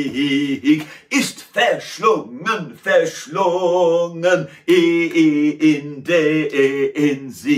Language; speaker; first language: German; non-native, fluent; English